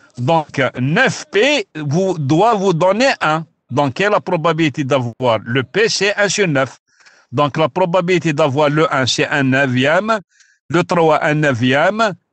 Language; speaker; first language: French; non-native, local second language; Arabic